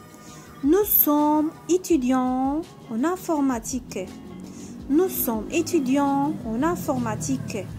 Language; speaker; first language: French; non-native, local second language; Arabic